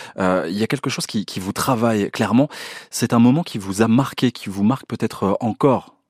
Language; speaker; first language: French; native; French